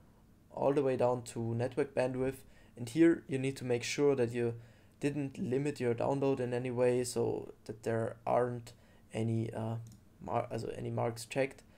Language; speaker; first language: English; non-native, fluent; German